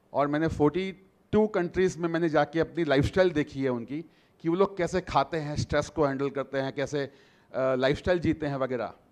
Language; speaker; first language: Hindi; non-native, local second language; Gujarati